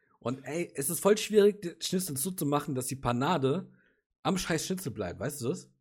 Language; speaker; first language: German; native; German